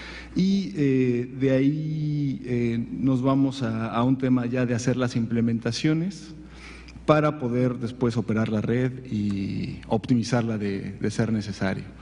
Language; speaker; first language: Spanish; native; Spanish